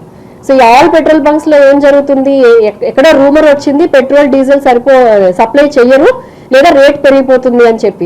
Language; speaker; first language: Telugu; native; Telugu